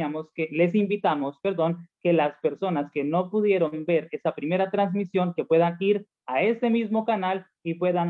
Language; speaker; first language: Spanish; native; Spanish